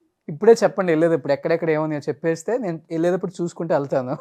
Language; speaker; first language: Telugu; native; Telugu